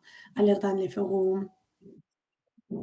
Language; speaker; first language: French; non-native, learner; Spanish